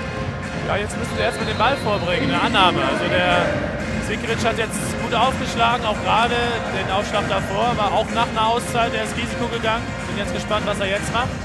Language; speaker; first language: German; native; German